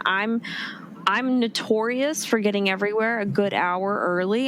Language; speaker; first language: English; native; English